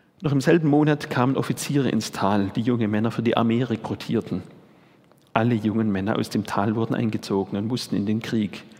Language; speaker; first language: German; native; German